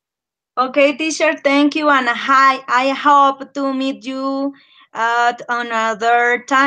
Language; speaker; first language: English; non-native, learner; Spanish